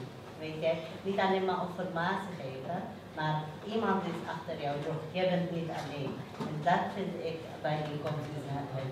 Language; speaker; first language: Dutch; non-native, learner; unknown